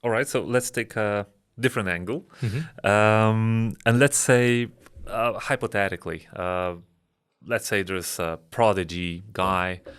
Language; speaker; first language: English; non-native, fluent; Polish